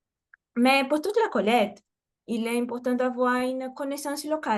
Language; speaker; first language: French; non-native, fluent; Portuguese